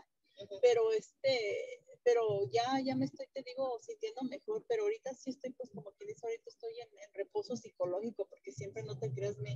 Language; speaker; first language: Spanish; native; Spanish